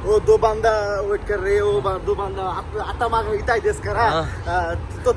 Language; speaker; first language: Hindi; non-native, learner; Nepali